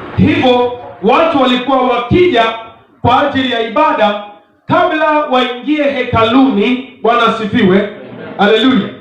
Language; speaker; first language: Swahili; non-native, local second language; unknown